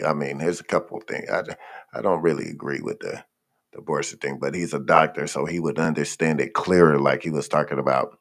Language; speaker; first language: English; native; English